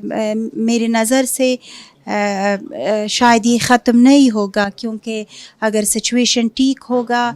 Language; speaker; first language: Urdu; non-native, fluent; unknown